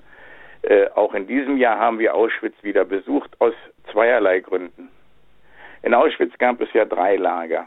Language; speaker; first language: German; native; German